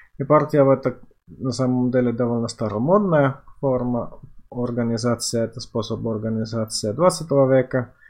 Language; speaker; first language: Russian; non-native, fluent; Finnish